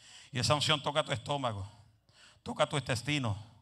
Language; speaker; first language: Spanish; early bilingual, heritage; Spanish